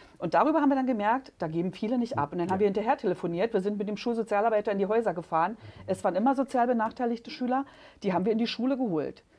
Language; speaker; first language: German; native; German